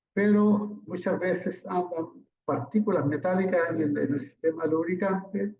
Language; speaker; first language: Spanish; native; Spanish